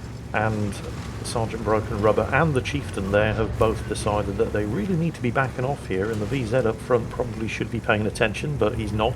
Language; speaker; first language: English; native; English